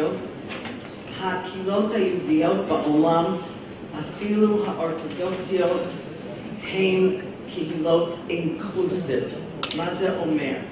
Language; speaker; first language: Hebrew; non-native, fluent; English